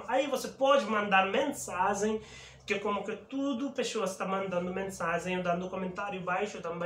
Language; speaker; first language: Portuguese; non-native, learner; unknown